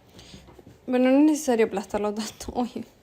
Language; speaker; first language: Spanish; native; Spanish